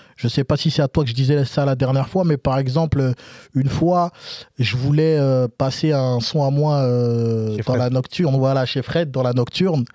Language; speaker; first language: French; native; French